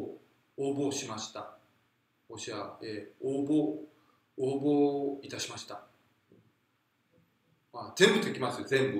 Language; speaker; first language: Japanese; non-native, fluent; Korean